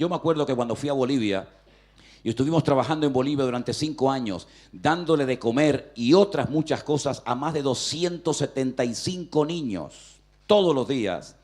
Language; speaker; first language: Spanish; native; Spanish